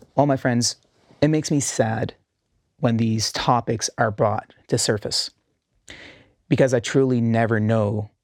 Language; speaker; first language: English; early bilingual, heritage; Arabic